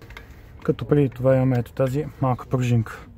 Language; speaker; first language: Bulgarian; native; Bulgarian